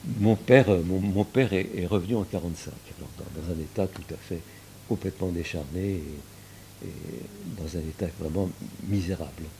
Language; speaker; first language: French; early bilingual, other home language; Yiddish